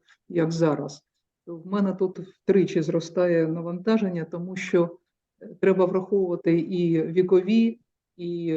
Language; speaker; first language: Ukrainian; native; Ukrainian